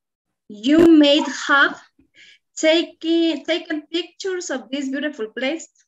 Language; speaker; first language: English; non-native, learner; Spanish